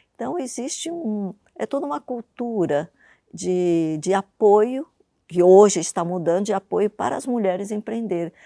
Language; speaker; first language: Portuguese; early bilingual, other home language; Japanese